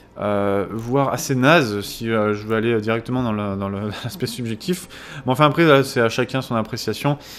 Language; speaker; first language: French; native; French